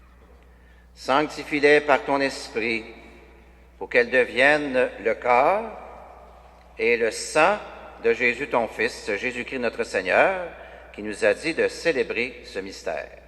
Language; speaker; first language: French; native; French